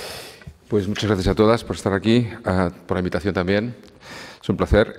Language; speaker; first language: Spanish; native; Spanish